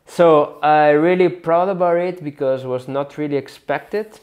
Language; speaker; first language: English; non-native, learner; Italian